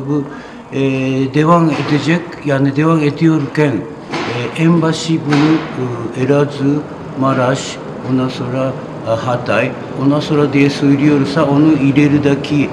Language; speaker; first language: Turkish; non-native, fluent; Japanese